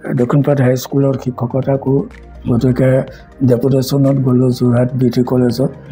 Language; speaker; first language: Assamese; native; Assamese